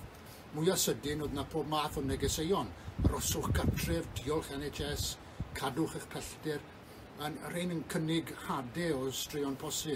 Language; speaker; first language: Welsh; native; Welsh